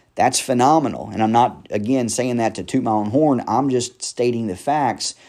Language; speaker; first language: English; native; English